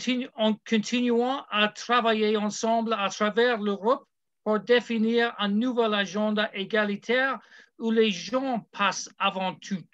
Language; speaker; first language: French; non-native, learner; English